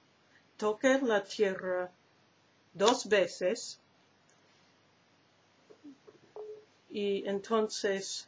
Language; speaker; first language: Spanish; non-native, learner; English